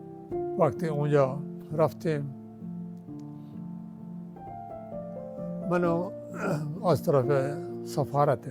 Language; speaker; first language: Persian; non-native, fluent; Urdu